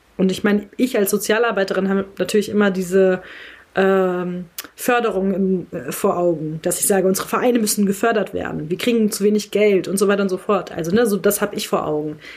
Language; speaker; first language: German; early bilingual, other home language; Kurdish